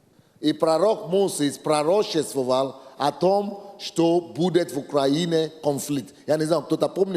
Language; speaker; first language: Russian; non-native, fluent; Yoruba